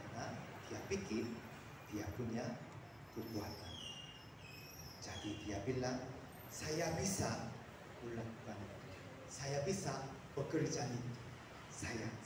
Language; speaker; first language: Indonesian; non-native, fluent; Korean